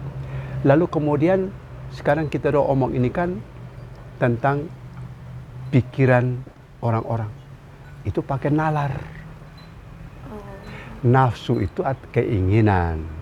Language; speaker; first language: Indonesian; non-native, local second language; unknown